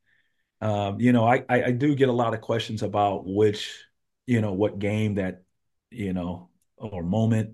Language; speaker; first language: English; native; English